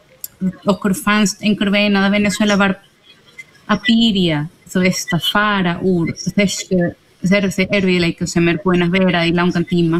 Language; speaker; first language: Icelandic; non-native, fluent; Spanish